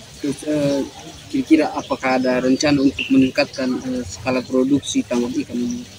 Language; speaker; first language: Indonesian; native; Indonesian